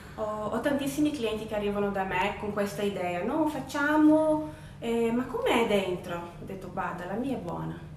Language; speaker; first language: Italian; non-native, fluent; Portuguese